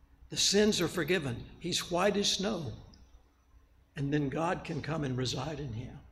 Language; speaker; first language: English; native; English